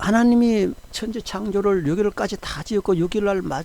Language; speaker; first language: Korean; native; Korean